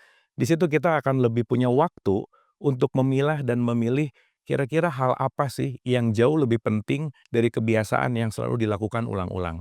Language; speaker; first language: Indonesian; native; Indonesian